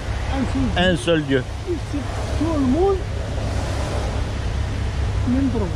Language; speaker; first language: French; non-native, learner; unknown